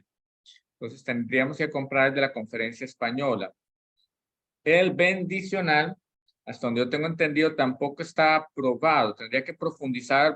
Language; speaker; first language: Spanish; native; Spanish